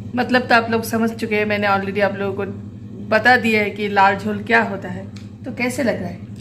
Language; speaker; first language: Hindi; non-native, local second language; Bangla